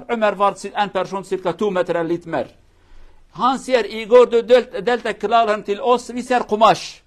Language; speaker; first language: Norwegian; non-native, fluent; Kurdish